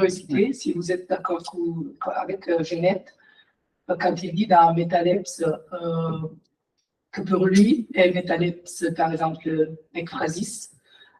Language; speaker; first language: French; non-native, fluent; Italian